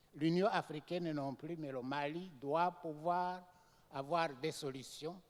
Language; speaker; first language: French; non-native, local second language; Rundi